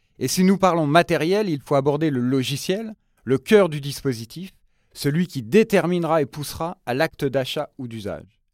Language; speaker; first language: French; native; French